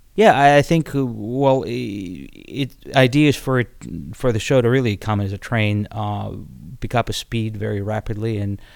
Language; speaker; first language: English; non-native, fluent; Ukrainian